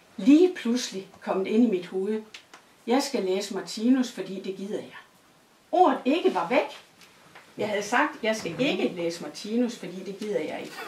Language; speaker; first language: Danish; native; Danish